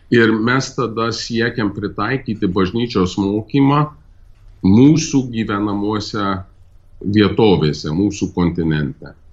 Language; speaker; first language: Lithuanian; early bilingual, heritage; Lithuanian